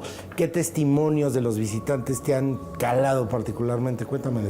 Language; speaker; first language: Spanish; native; Spanish